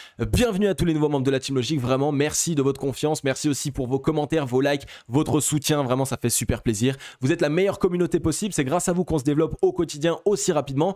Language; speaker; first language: French; native; French